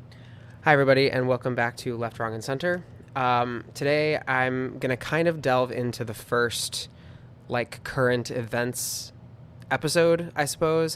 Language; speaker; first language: English; native; English